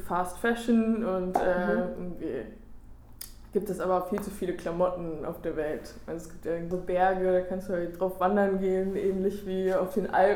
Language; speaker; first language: German; native; German